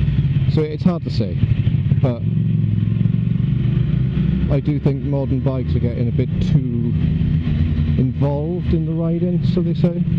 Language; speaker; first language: English; native; English